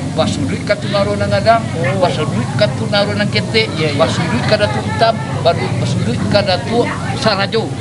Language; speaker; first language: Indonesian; non-native, local second language; Minangkabau